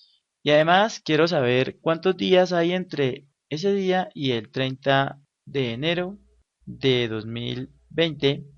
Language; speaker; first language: Spanish; native; Spanish